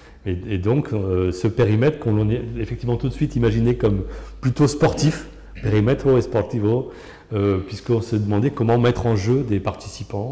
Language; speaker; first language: French; native; French